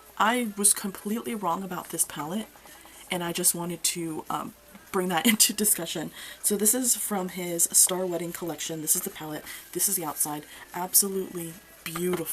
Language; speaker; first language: English; native; English